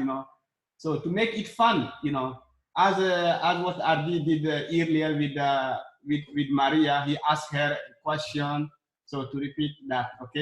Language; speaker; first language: English; non-native, learner; Arabic